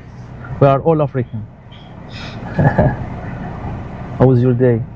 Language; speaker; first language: English; non-native, local second language; Arabic